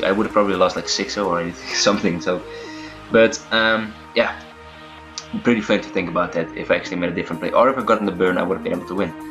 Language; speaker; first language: English; non-native, fluent; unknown